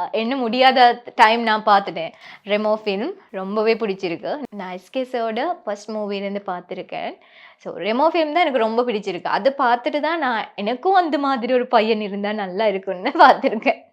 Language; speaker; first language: Tamil; non-native, local second language; Sinhala